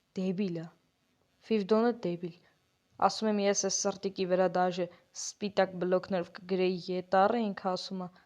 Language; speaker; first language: Armenian; native; Armenian